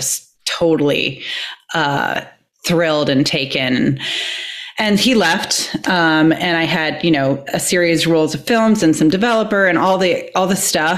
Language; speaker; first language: English; native; English